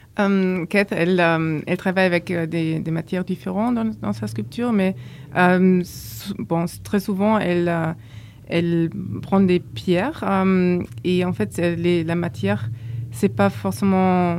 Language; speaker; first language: French; non-native, fluent; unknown